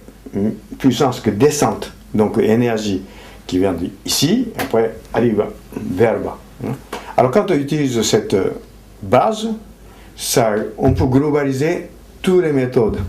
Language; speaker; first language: French; non-native, fluent; Japanese